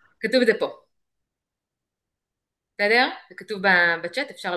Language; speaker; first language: Hebrew; native; Hebrew